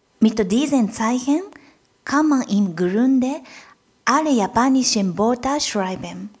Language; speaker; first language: German; non-native, fluent; Japanese